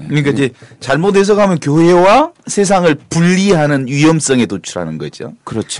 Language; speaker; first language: Korean; native; Korean